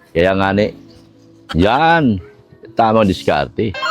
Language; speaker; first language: Filipino; native; Filipino